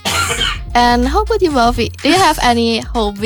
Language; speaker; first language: English; non-native, fluent; Indonesian